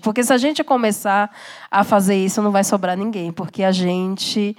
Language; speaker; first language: Portuguese; native; Portuguese